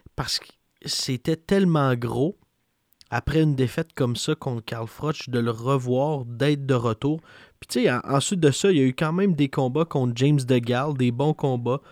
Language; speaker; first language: French; native; French